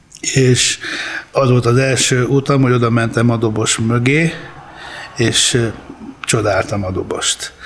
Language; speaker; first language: Hungarian; early bilingual, other home language; Italian